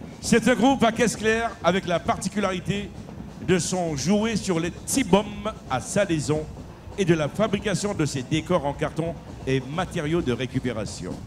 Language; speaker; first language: French; native; French